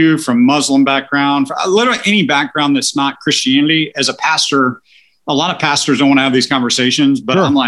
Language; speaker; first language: English; native; English